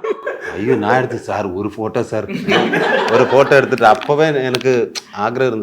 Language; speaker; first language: Tamil; non-native, learner; Malayalam